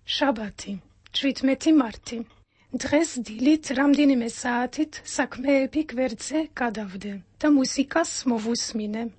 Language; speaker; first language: Georgian; non-native, fluent; Dutch